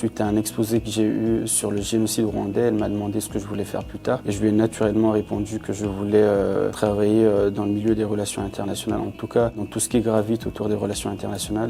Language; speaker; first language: French; non-native, local second language; Fula